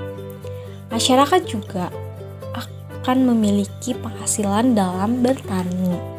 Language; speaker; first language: Indonesian; native; Indonesian